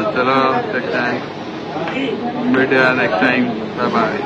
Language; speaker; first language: Hindi; non-native, local second language; Marathi